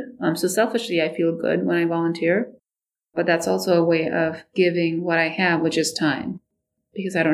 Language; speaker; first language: English; non-native, local second language; Nepali